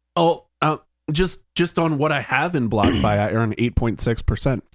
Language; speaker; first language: English; native; English